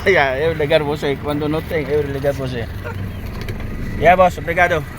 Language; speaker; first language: Portuguese; non-native, learner; Filipino